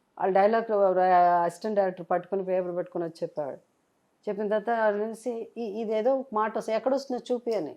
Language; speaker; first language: Telugu; native; Telugu